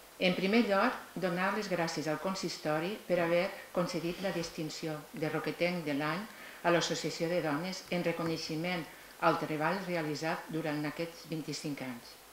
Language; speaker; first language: Catalan; native; Catalan